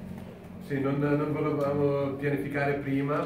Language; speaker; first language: Italian; non-native, fluent; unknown